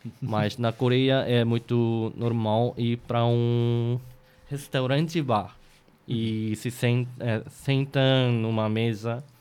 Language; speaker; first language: Portuguese; non-native, fluent; Korean